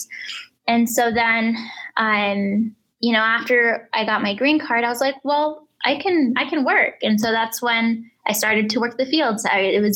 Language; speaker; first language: English; early bilingual, other home language; Spanish